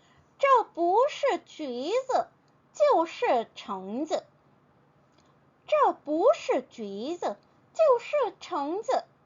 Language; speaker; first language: Chinese; non-native, fluent; Korean